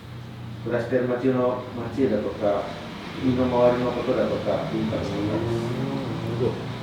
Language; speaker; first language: Japanese; non-native, fluent; Indonesian